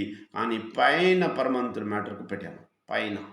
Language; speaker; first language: Telugu; non-native, fluent; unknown